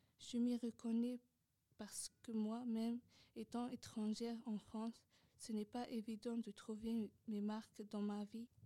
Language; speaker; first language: French; non-native, local second language; Arabic